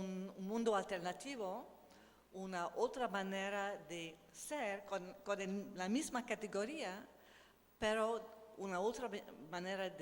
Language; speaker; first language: Spanish; non-native, learner; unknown